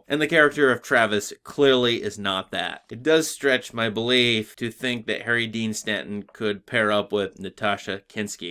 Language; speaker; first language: English; native; English